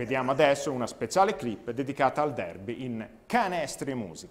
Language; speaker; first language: Italian; native; Italian